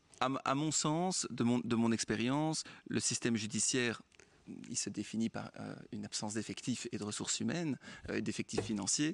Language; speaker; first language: French; native; French